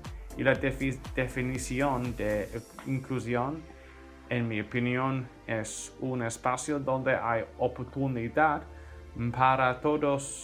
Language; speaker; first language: Spanish; non-native, fluent; English